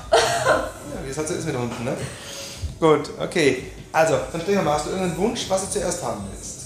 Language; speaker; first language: German; native; German